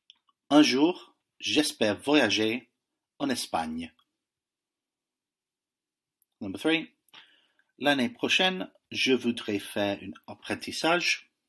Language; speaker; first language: French; non-native, fluent; English